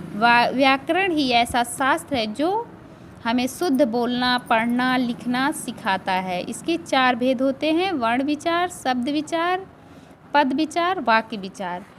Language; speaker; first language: Hindi; native; Hindi